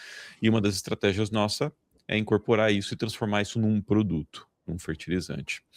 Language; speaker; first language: Portuguese; native; Portuguese